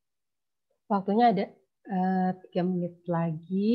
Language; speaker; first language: Indonesian; native; Indonesian